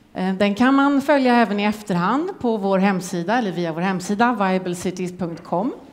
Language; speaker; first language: Swedish; native; Swedish